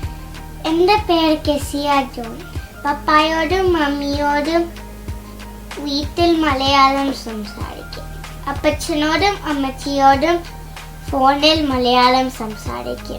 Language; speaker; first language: Malayalam; early bilingual, heritage; Malayalam